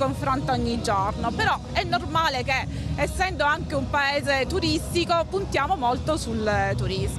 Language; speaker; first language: Italian; native; Italian